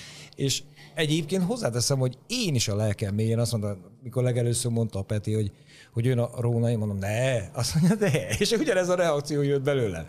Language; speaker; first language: Hungarian; native; Hungarian